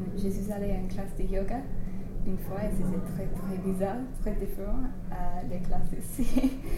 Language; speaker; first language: French; non-native, learner; English